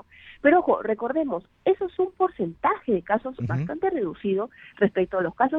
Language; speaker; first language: Spanish; native; Spanish